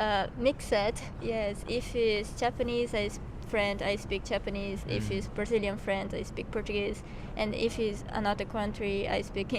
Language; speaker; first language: English; non-native, local second language; Portuguese